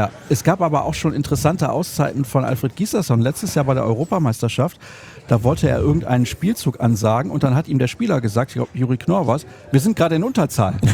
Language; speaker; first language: German; native; German